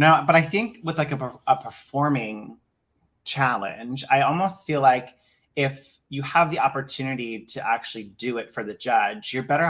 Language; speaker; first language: English; native; English